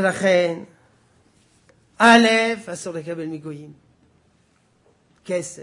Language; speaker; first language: Hebrew; non-native, fluent; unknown